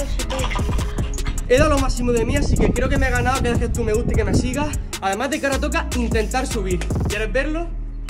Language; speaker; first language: Spanish; native; Spanish